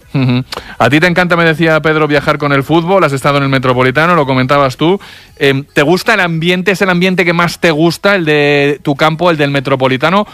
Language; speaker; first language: Spanish; native; Spanish